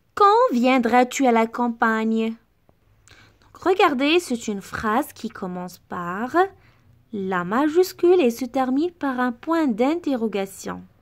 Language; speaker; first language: French; non-native, local second language; Arabic